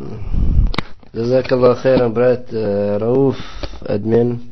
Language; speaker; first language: Russian; non-native, local second language; Arabic